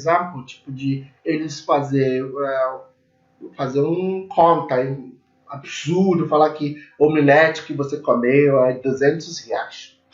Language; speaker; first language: Portuguese; non-native, learner; English